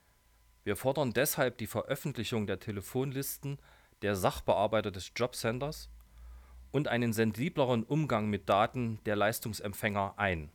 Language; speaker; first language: German; native; German